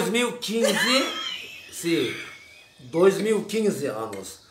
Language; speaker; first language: Portuguese; non-native, learner; Turkish